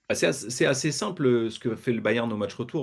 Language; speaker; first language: French; native; French